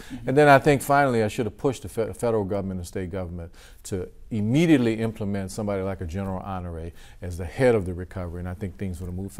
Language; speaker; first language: English; native; English